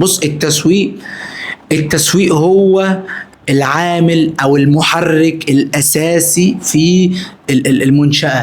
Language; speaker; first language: Arabic; native; Arabic